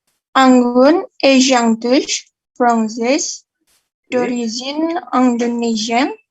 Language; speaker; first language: French; non-native, learner; Indonesian